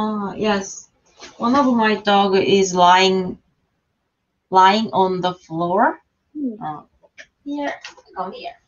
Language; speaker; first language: English; non-native, learner; Korean